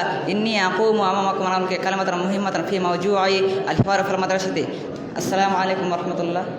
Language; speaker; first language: Arabic; non-native, learner; Bangla